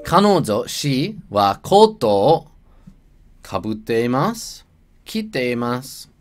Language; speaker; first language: Japanese; non-native, learner; English